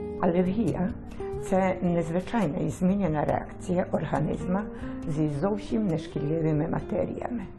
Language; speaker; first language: Ukrainian; early bilingual, heritage; Ukrainian